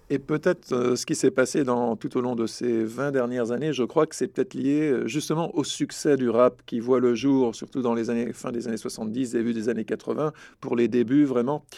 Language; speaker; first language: French; native; French